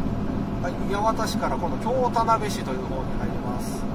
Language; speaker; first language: Japanese; native; Japanese